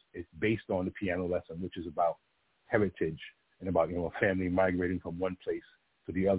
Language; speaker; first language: English; non-native, local second language; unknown